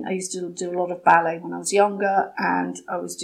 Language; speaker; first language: English; native; English